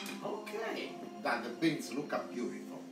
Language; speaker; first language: English; non-native, local second language; Italian